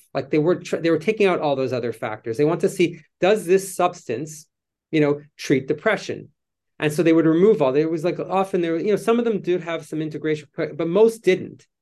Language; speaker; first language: English; native; English